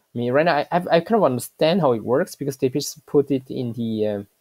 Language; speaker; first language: English; non-native, fluent; German